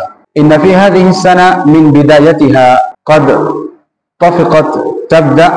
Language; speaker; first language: Arabic; non-native, fluent; Urdu